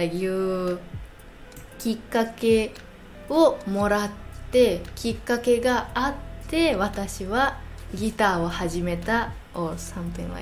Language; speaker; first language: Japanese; non-native, fluent; English